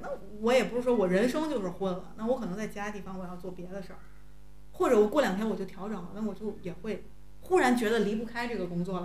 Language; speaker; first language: Chinese; native; Chinese